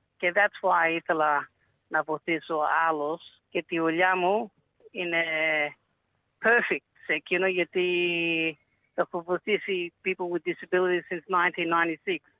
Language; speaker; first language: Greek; early bilingual, heritage; Greek